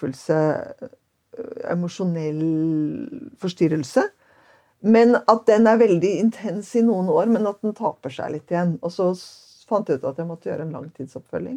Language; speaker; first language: Norwegian; native; Norwegian